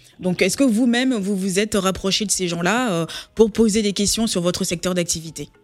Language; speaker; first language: French; native; French